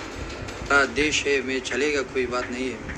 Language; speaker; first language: Hindi; non-native, learner; Persian